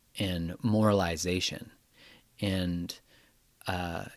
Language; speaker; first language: English; native; English